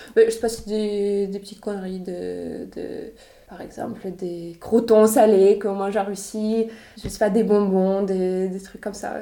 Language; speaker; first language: French; non-native, fluent; Russian